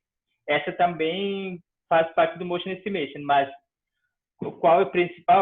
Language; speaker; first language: Portuguese; non-native, fluent; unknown